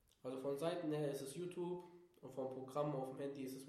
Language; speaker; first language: German; native; German